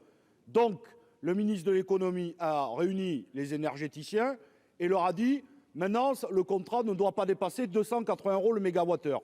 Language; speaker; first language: French; native; French